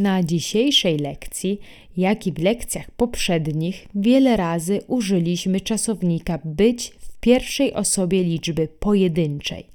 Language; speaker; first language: Polish; non-native, fluent; Italian